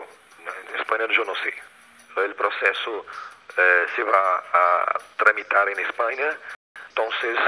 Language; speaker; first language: Spanish; non-native, fluent; Portuguese